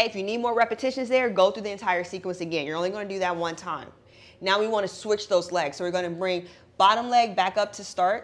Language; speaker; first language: English; native; English